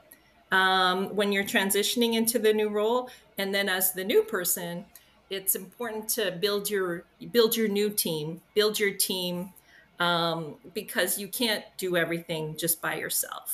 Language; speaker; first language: English; native; English